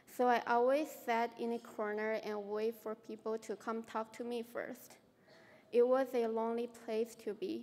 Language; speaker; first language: English; non-native, fluent; Chinese